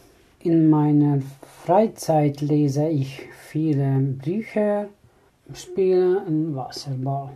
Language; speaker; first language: German; non-native, learner; Hungarian